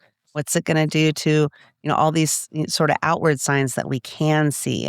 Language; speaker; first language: English; native; English